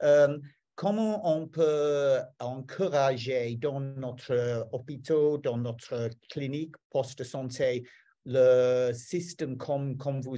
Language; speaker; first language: French; non-native, learner; English